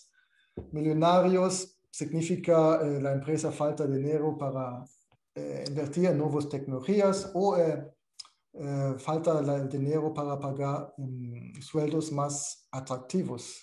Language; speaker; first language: Spanish; non-native, fluent; German